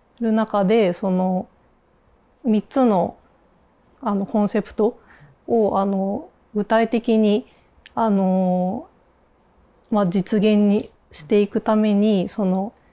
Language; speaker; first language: Japanese; native; Japanese